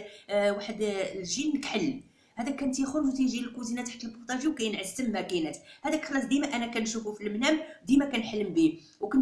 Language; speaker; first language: Arabic; native; Arabic